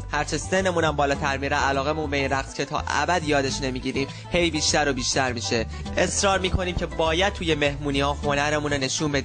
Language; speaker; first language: Persian; native; Persian